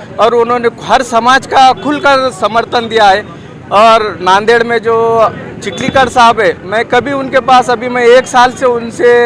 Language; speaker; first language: Hindi; non-native, local second language; Urdu